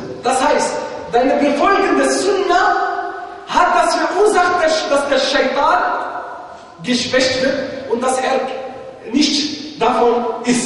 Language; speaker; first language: German; non-native, fluent; Arabic